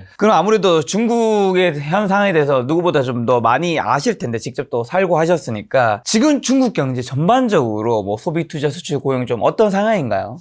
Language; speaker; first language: Korean; native; Korean